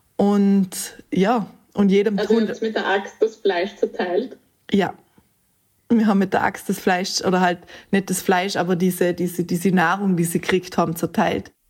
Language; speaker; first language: German; native; German